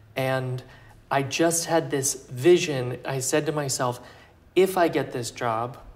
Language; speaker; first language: English; native; English